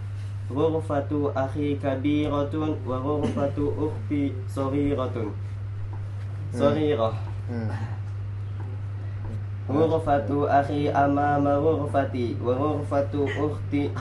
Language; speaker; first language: Arabic; non-native, learner; Indonesian